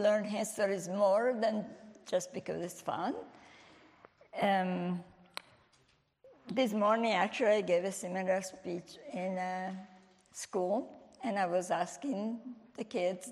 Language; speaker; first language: English; non-native, fluent; Italian